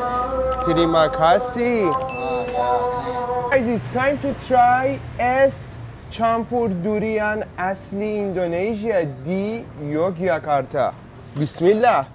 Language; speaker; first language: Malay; non-native, learner; Persian